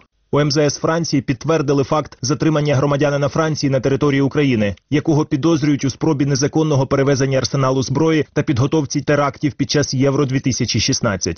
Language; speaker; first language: Ukrainian; native; Ukrainian